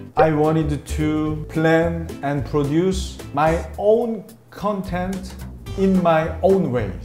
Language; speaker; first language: English; non-native, learner; Korean